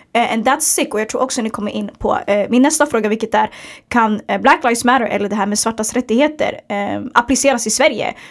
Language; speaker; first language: Swedish; early bilingual, other home language; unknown